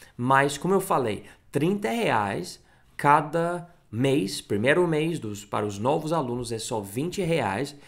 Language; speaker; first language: Portuguese; non-native, fluent; English